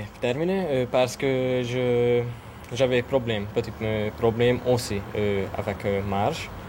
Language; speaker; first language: French; non-native, learner; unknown